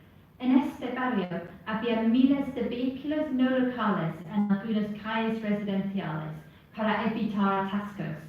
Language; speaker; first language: Spanish; non-native, fluent; English